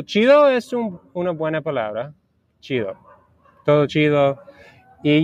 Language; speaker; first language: Spanish; non-native, learner; English